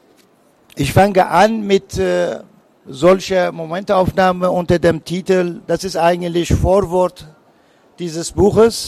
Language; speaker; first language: German; non-native, fluent; Persian